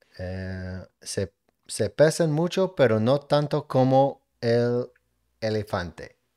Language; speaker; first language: Spanish; non-native, learner; English